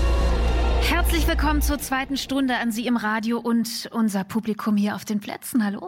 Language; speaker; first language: German; native; German